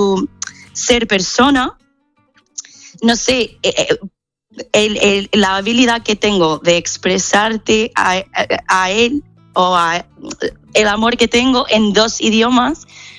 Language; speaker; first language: Spanish; non-native, fluent; English